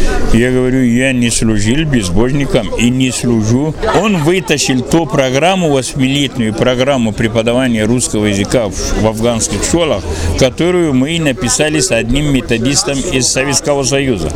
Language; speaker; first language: Russian; non-native, fluent; Pashto